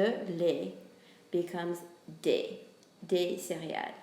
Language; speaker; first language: French; non-native, fluent; English